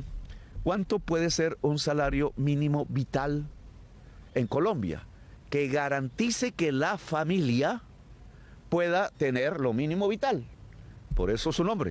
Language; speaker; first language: Spanish; native; Spanish